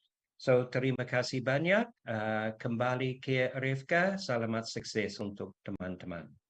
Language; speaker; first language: Indonesian; non-native, learner; English